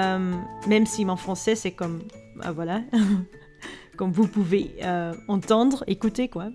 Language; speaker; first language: French; non-native, learner; Dutch